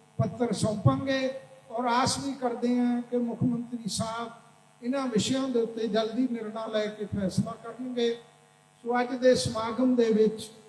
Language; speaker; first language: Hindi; non-native, local second language; Punjabi